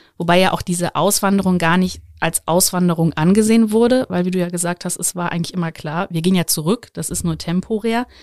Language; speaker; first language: German; native; German